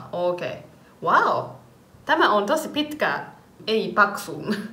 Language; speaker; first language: Finnish; non-native, learner; Japanese